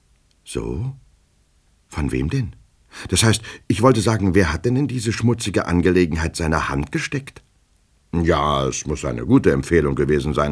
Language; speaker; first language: German; native; German